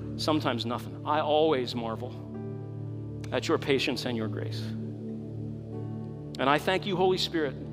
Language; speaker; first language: English; native; English